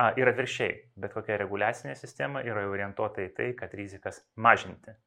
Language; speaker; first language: Lithuanian; non-native, local second language; Russian